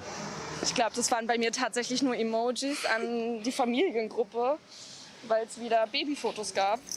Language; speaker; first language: German; native; German